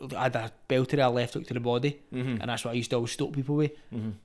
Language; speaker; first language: English; native; English